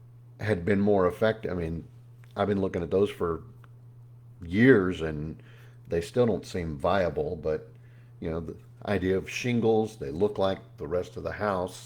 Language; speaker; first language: English; native; English